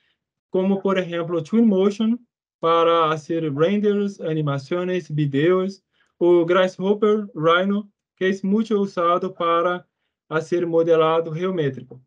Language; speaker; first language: Spanish; non-native, fluent; Portuguese